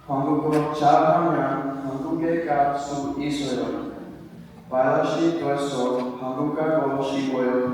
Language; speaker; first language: Korean; non-native, learner; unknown